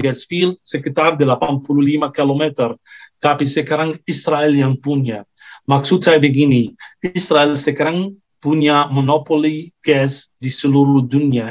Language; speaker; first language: Indonesian; non-native, fluent; Arabic